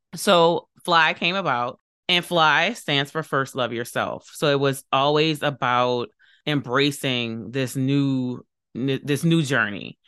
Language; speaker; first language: English; native; English